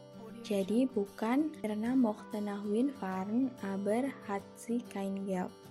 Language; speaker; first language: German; non-native, fluent; Indonesian